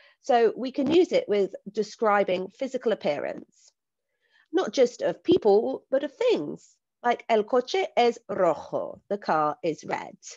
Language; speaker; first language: English; native; English